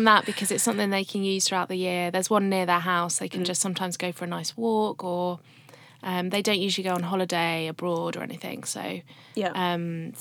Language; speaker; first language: English; native; English